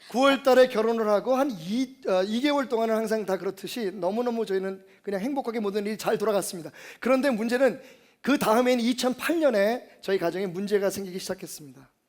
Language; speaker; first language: Korean; native; Korean